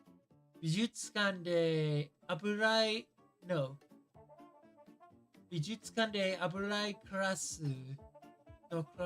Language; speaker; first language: Japanese; non-native, learner; English